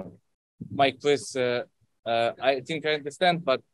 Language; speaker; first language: English; non-native, learner; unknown